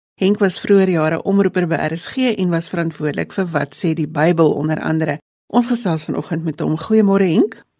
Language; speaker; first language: Afrikaans; native; Afrikaans